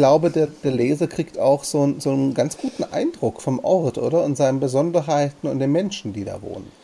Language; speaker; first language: German; native; German